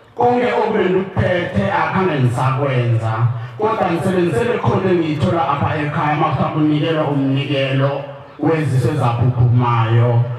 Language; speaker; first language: Zulu; non-native, local second language; Xhosa